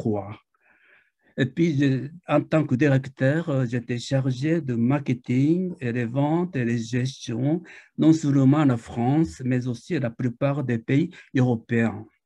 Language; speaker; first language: French; non-native, fluent; Japanese